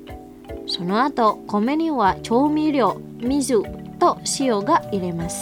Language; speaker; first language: Japanese; non-native, fluent; Indonesian